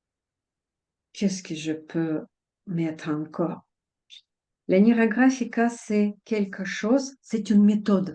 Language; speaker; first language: French; non-native, fluent; Russian